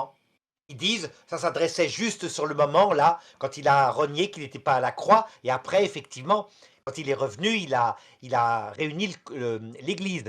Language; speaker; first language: French; native; French